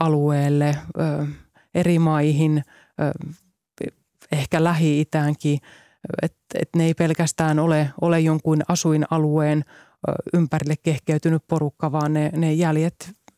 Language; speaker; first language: Finnish; native; Finnish